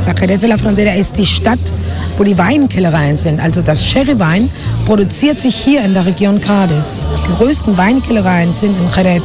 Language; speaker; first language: German; non-native, fluent; Spanish